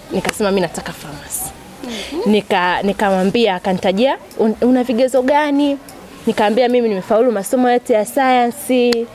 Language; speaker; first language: Swahili; native; Swahili